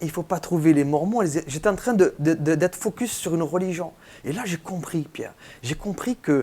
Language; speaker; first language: French; native; French